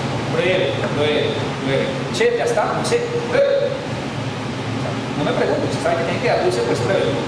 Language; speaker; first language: Spanish; native; Spanish